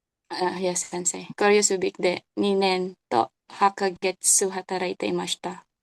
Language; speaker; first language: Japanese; non-native, learner; Filipino